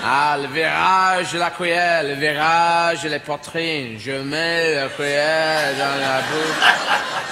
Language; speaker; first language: French; non-native, fluent; English